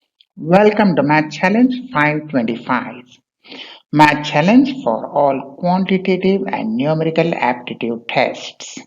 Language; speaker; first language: English; non-native, local second language; Bangla